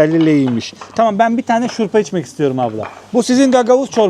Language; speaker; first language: Turkish; native; Turkish